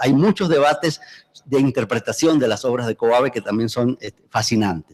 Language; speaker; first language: Spanish; native; Spanish